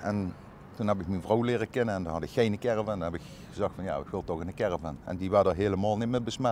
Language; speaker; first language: Dutch; native; Dutch